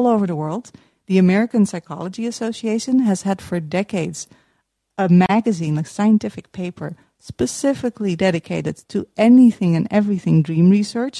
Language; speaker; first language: English; non-native, fluent; Dutch